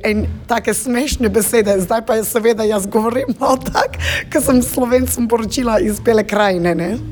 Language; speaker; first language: Slovenian; early bilingual, heritage; Slovenian